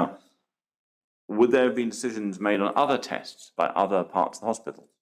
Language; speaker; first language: English; native; English